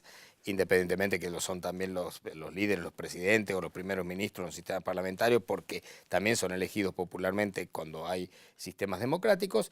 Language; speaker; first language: Spanish; native; Spanish